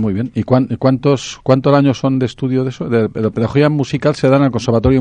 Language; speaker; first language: Spanish; native; Spanish